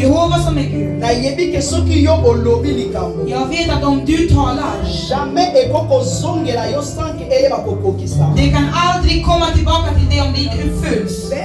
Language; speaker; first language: Swedish; non-native, learner; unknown